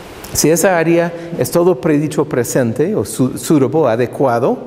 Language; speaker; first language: Spanish; non-native, fluent; English